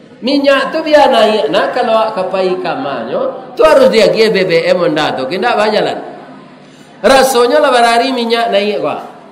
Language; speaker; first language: Malay; non-native, local second language; Minangkabau